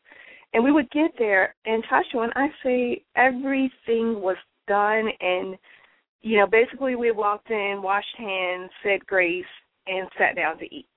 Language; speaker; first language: English; native; English